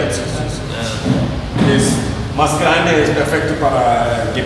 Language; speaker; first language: Spanish; non-native, learner; German